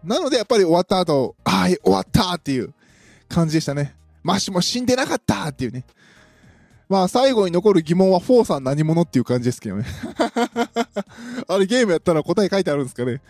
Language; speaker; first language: Japanese; native; Japanese